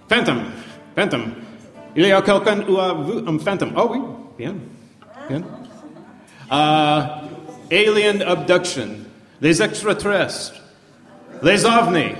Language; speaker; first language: French; non-native, learner; English